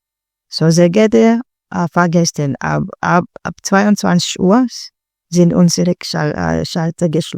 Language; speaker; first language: German; non-native, learner; Filipino